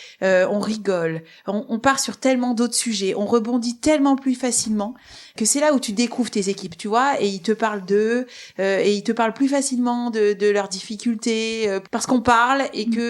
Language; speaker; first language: French; native; French